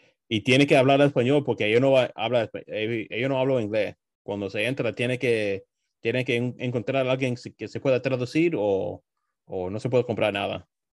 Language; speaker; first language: Spanish; early bilingual, other home language; English